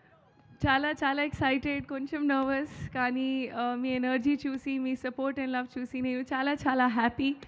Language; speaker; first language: Telugu; non-native, learner; Hindi